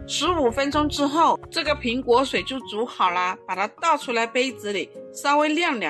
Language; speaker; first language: Chinese; native; Chinese